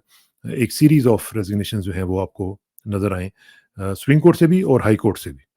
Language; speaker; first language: Urdu; native; Urdu